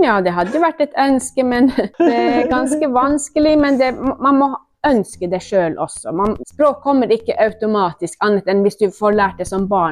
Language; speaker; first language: Norwegian; non-native, local second language; Northern Sami